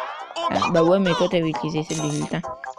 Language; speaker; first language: French; native; French